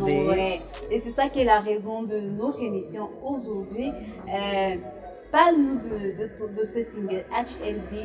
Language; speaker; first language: French; native; French